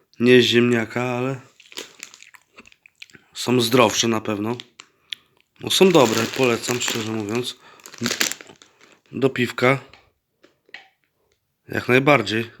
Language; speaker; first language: Polish; native; Polish